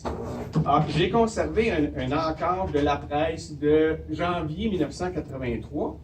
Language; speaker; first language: French; native; French